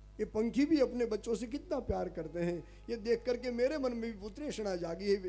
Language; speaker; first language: Hindi; non-native, local second language; Gujarati